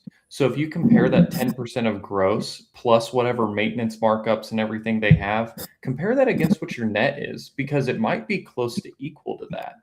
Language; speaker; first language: English; native; English